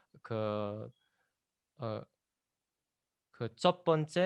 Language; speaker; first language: Korean; non-native, learner; Indonesian